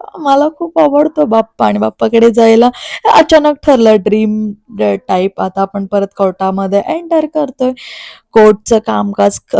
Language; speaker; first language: Marathi; native; Marathi